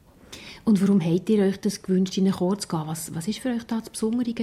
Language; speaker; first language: German; native; German